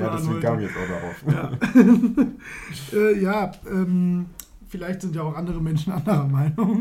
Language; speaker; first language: German; native; German